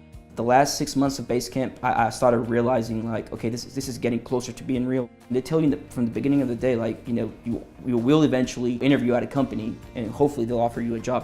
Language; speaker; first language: English; early bilingual, other home language; Spanish